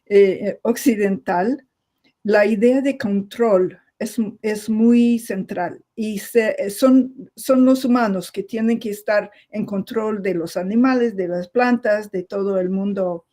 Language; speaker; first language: Spanish; non-native, fluent; English